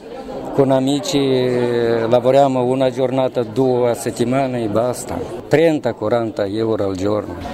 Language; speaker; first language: Italian; non-native, learner; Romanian